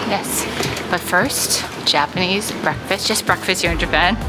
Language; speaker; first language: English; native; English